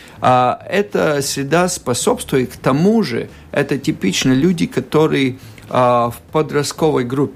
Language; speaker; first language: Russian; non-native, local second language; Latvian